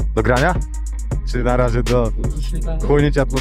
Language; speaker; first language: Polish; native; Polish